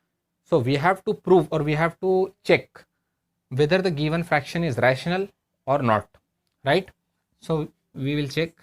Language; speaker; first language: English; non-native, local second language; Hindi